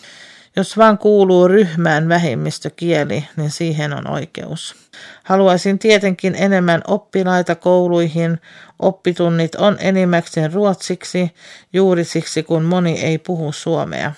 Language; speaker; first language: Finnish; early bilingual, heritage; Finnish